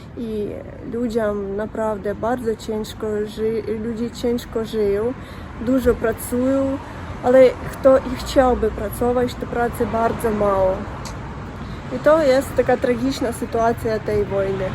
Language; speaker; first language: Polish; non-native, learner; Russian